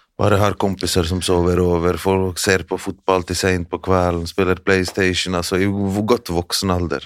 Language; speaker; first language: Norwegian; early bilingual, other home language; Bosnian